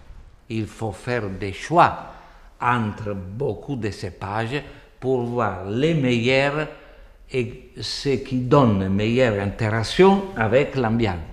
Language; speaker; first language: French; non-native, fluent; Italian